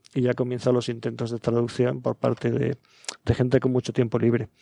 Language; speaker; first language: Spanish; native; Spanish